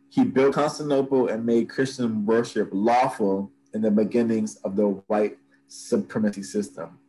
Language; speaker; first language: English; native; English